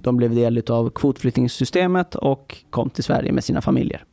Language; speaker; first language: Swedish; early bilingual, other home language; Persian